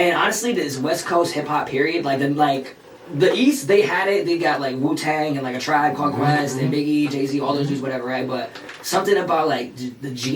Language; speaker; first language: English; early bilingual, other home language; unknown